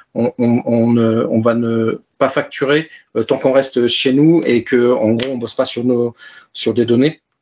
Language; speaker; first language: French; native; French